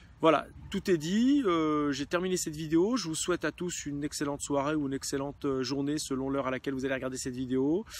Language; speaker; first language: French; native; French